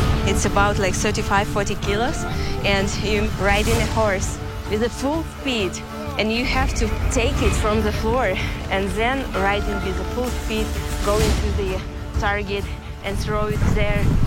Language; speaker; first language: English; non-native, fluent; Russian